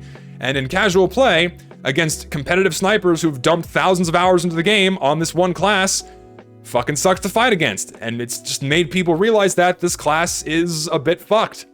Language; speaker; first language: English; native; English